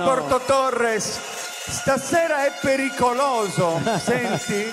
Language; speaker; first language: Italian; native; Italian